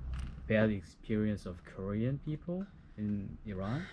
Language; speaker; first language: English; non-native, fluent; Korean